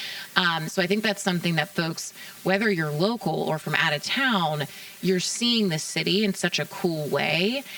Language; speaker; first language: English; native; English